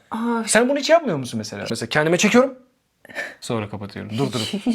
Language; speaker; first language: Turkish; non-native, fluent; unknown